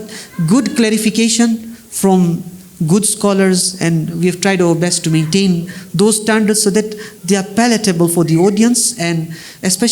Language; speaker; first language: English; non-native, fluent; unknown